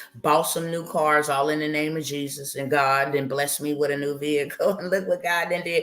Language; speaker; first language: English; native; English